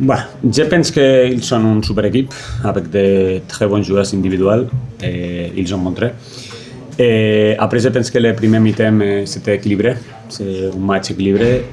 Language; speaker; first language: French; non-native, fluent; Spanish